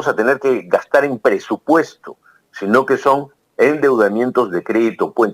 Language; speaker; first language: Spanish; native; Spanish